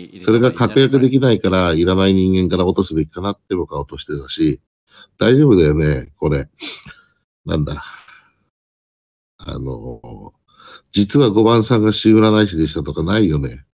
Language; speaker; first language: Japanese; native; Japanese